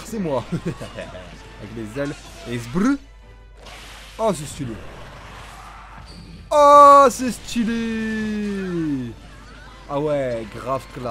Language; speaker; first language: French; native; French